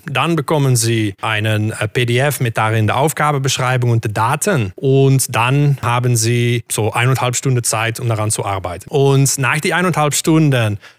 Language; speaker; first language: German; non-native, fluent; Dutch